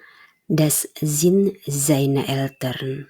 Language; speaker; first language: German; non-native, fluent; Indonesian